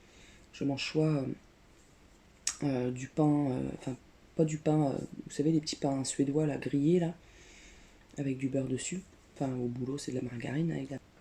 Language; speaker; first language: French; native; French